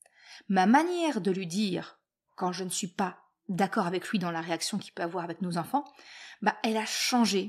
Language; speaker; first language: French; native; French